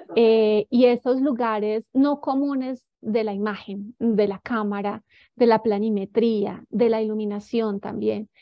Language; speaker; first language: Spanish; native; Spanish